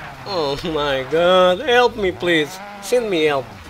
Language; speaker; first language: English; non-native, learner; Portuguese